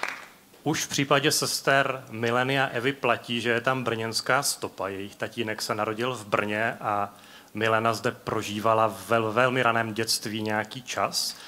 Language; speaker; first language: Czech; native; Czech